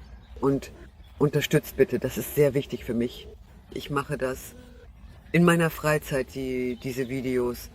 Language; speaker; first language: German; non-native, fluent; Russian